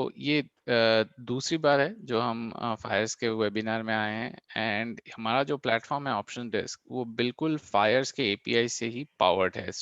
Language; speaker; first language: Hindi; non-native, local second language; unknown